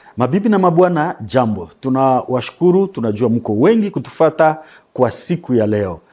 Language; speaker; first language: Swahili; native; Swahili